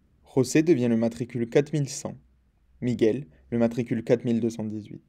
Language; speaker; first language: French; native; French